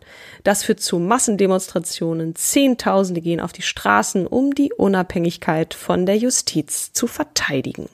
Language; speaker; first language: German; native; German